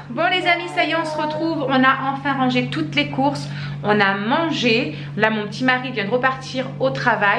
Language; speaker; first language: French; native; French